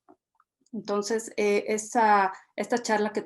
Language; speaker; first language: Spanish; native; Spanish